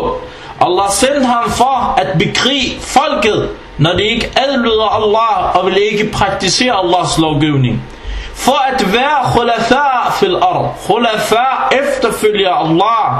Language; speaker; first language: Danish; non-native, fluent; Arabic